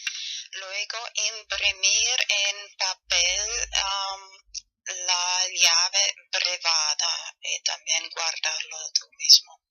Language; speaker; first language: Spanish; non-native, fluent; German